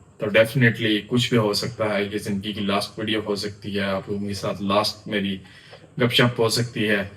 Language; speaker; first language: Urdu; non-native, local second language; Pahari-Potwari